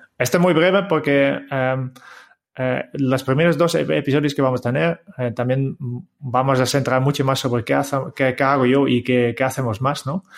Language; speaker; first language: Spanish; non-native, fluent; Dutch